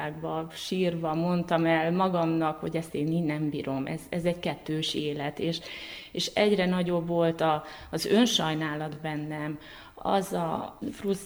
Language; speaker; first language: Hungarian; native; Hungarian